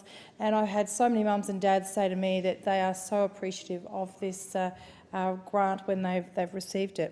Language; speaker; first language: English; native; English